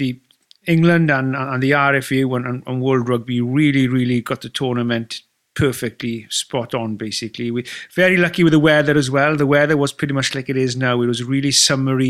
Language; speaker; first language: English; native; English